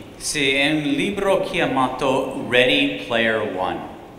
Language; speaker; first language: Italian; non-native, learner; English